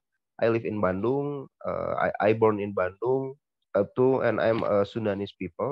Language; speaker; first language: English; non-native, learner; Indonesian